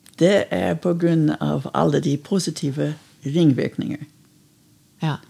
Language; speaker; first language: Norwegian; non-native, fluent; English